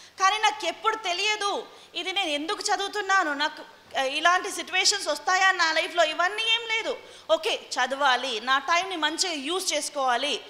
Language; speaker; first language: Telugu; non-native, local second language; Hindi